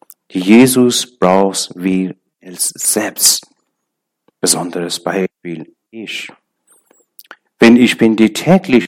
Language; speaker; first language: German; non-native, learner; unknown